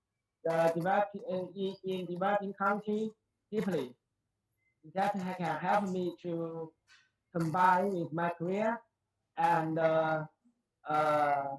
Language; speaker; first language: English; non-native, learner; Chinese